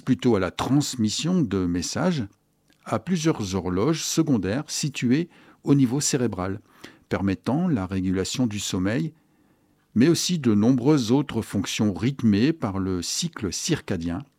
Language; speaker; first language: French; native; French